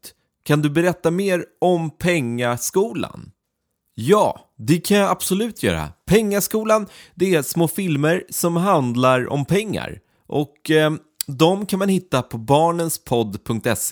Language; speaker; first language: Swedish; native; Swedish